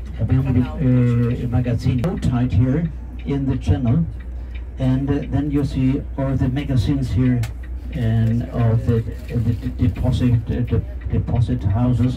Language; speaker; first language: English; non-native, fluent; German